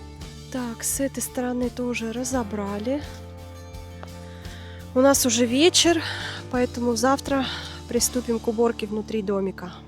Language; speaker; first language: Russian; native; Russian